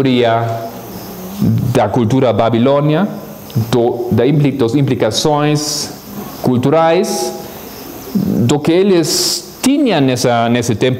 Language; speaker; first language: Portuguese; non-native, fluent; Spanish